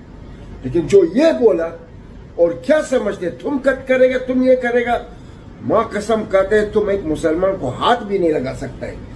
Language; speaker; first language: Hindi; non-native, fluent; Arabic